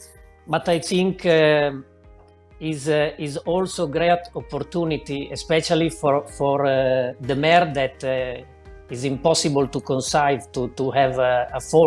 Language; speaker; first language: English; non-native, learner; Italian